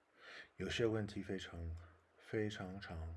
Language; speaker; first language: Chinese; non-native, learner; English